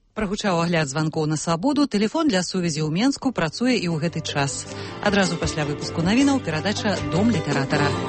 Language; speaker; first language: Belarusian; native; Belarusian